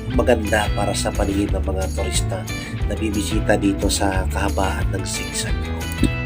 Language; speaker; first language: Filipino; non-native, local second language; Waray